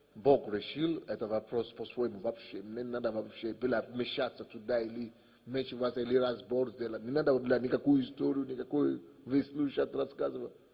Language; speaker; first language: Russian; non-native, fluent; Yoruba